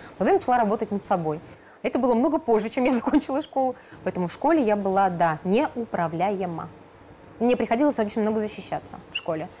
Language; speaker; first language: Russian; native; Russian